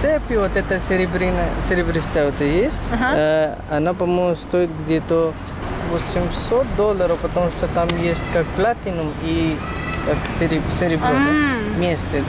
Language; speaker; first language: Russian; non-native, learner; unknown